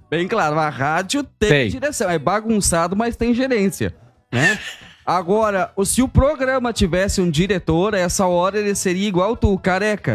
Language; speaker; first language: Portuguese; native; Portuguese